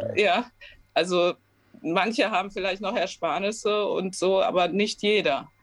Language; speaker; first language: German; early bilingual, other home language; Romanian